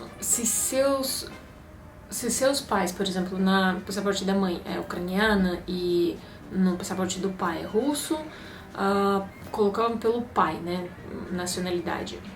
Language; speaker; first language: Portuguese; non-native, fluent; Russian